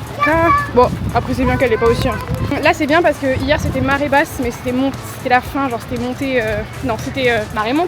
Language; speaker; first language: French; native; French